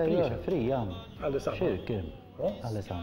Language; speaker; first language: Swedish; native; Swedish